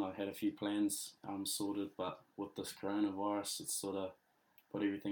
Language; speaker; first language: English; native; English